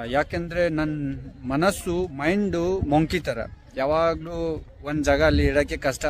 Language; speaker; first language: Kannada; non-native, local second language; Ladakhi